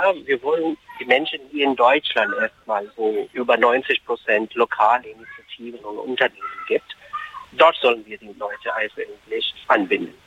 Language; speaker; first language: German; non-native, fluent; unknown